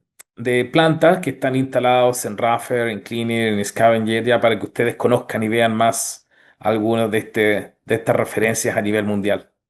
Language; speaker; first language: Spanish; native; Spanish